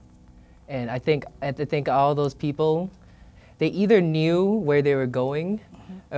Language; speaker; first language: English; native; English